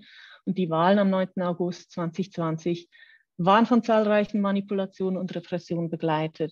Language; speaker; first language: German; native; German